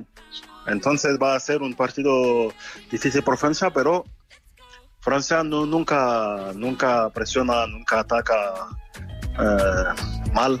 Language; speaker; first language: Spanish; non-native, fluent; French